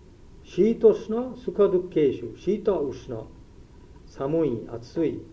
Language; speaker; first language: Japanese; non-native, learner; Bangla